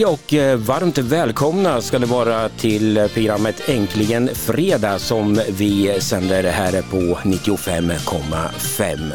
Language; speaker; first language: Swedish; native; Swedish